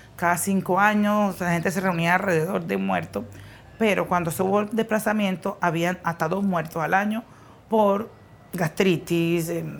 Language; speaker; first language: Spanish; native; Spanish